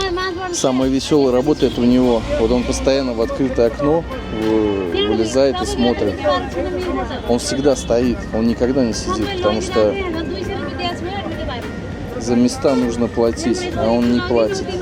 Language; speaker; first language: Russian; native; Russian